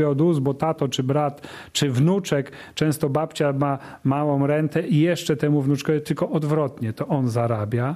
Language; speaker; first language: Polish; native; Polish